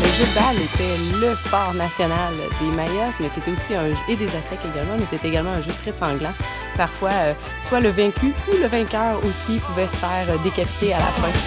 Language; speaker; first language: French; native; French